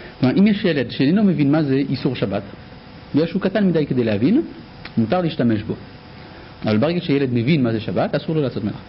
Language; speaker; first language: Hebrew; native; Hebrew